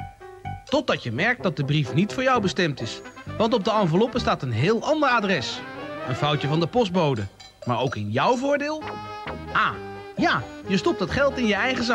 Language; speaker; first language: Dutch; native; Dutch